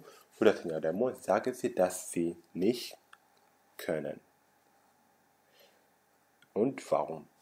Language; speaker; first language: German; non-native, local second language; Amharic